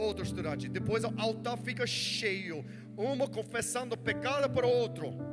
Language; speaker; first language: Portuguese; non-native, learner; English